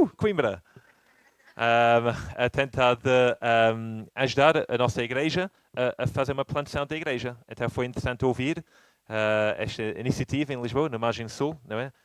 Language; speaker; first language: Portuguese; non-native, fluent; English